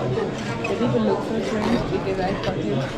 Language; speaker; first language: English; non-native, learner; Swiss German